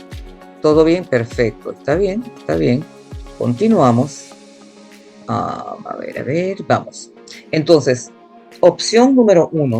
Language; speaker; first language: Spanish; non-native, fluent; English